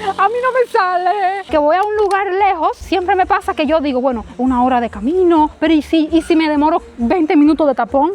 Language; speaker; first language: Spanish; native; Spanish